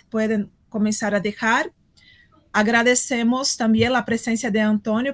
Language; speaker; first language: Spanish; non-native, fluent; Portuguese